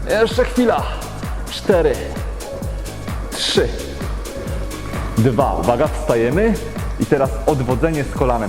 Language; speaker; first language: Polish; native; Polish